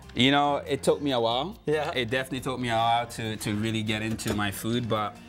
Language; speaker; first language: English; native; English